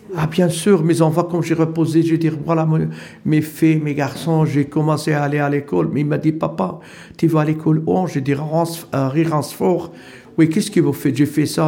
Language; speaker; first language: French; non-native, learner; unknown